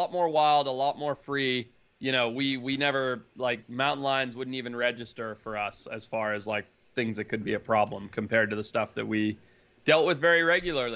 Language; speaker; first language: English; native; English